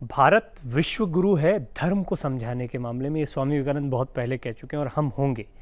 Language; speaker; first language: Hindi; native; Hindi